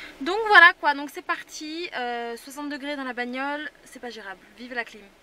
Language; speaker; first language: French; native; French